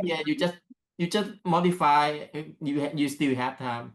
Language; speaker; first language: English; non-native, learner; Thai